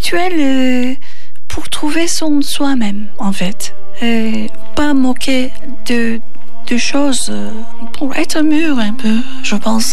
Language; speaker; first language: French; non-native, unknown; Turkish